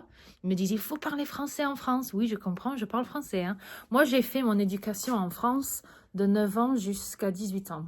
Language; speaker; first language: French; early bilingual, other home language; English